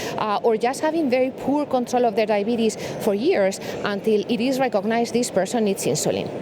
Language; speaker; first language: English; non-native, fluent; Spanish